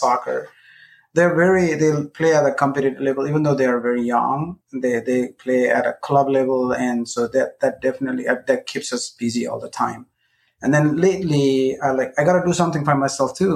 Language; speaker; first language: English; non-native, local second language; Nepali